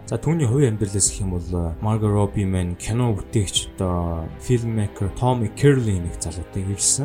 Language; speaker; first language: Mongolian; native; Mongolian